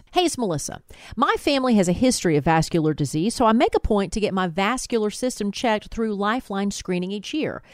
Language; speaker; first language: English; native; English